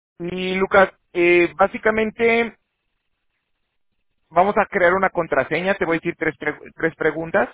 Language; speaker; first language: Spanish; native; Spanish